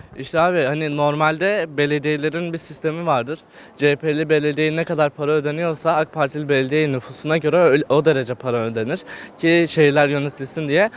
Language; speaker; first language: Turkish; native; Turkish